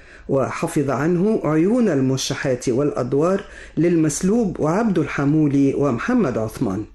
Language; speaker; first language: Arabic; native; Arabic